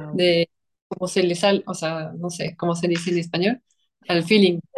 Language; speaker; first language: Spanish; non-native, fluent; French